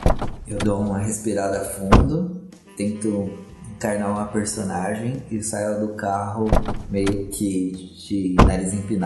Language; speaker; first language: Portuguese; native; Portuguese